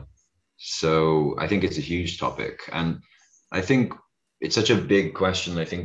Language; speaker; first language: English; native; English